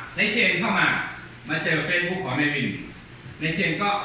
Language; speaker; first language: Thai; non-native, local second language; Lao